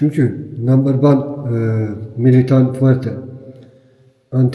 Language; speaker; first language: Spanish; non-native, learner; Turkish